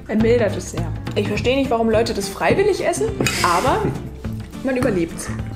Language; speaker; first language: German; native; German